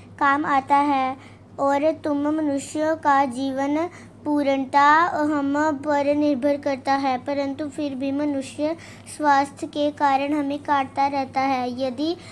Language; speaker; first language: Hindi; non-native, local second language; Punjabi